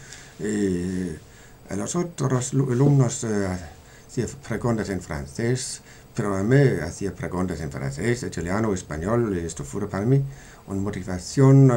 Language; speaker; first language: Spanish; non-native, fluent; Danish